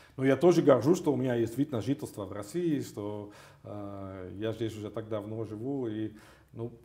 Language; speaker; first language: Russian; non-native, fluent; Dutch